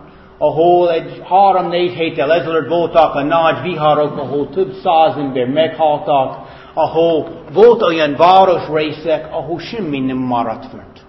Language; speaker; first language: Hungarian; non-native, fluent; English